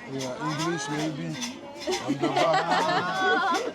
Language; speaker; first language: English; non-native, learner; French